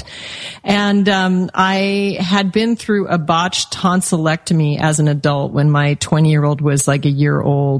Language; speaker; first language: English; native; English